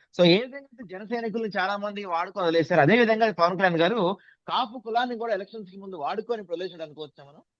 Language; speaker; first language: Telugu; native; Telugu